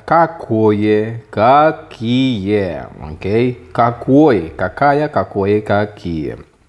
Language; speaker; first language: Russian; non-native, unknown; Filipino